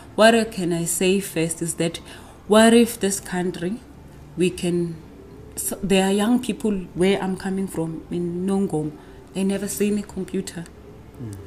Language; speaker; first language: English; non-native, local second language; Zulu